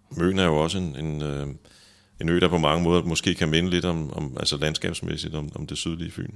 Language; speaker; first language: Danish; native; Danish